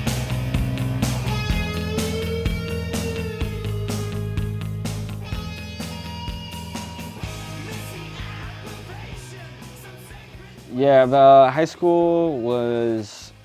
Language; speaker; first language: English; native; English